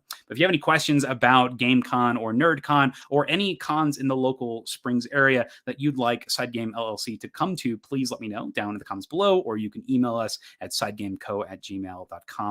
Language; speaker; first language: English; native; English